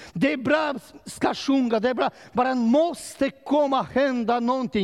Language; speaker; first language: Swedish; non-native, learner; Romanian